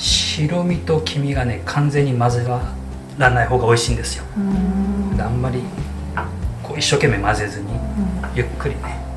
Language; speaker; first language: Japanese; native; Japanese